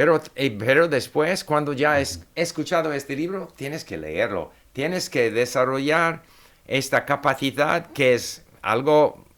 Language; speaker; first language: Spanish; non-native, fluent; English